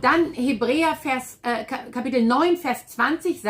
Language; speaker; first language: German; native; German